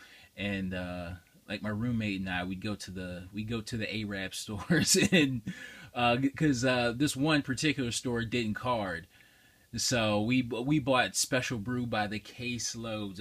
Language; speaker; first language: English; native; English